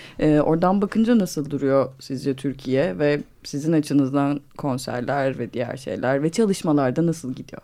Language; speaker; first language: Turkish; native; Turkish